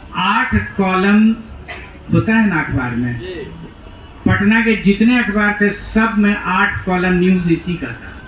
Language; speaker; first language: Hindi; native; Hindi